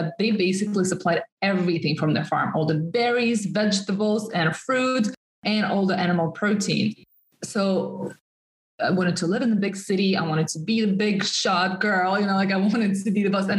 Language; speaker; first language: English; non-native, fluent; Russian